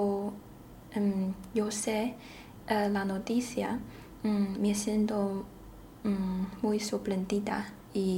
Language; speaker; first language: Spanish; non-native, learner; Chinese